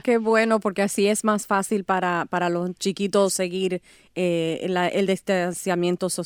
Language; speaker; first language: Spanish; native; Spanish